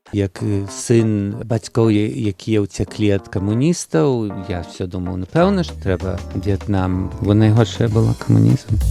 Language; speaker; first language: Belarusian; early bilingual, heritage; Belarusian